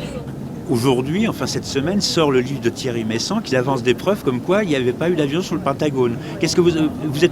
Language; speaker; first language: French; native; French